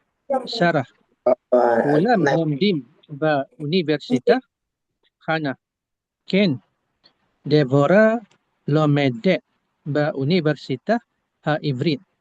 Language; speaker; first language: Hebrew; non-native, learner; Indonesian